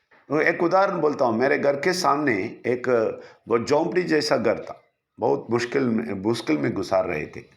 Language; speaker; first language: Hindi; non-native, local second language; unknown